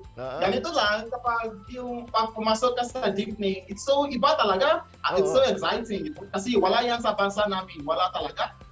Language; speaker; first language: Filipino; non-native, learner; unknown